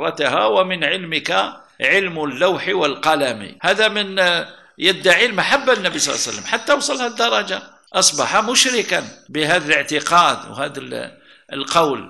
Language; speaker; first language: Arabic; native; Arabic